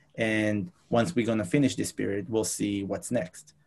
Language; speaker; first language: English; non-native, fluent; Hebrew